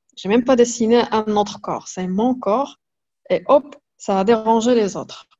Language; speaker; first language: French; non-native, local second language; Arabic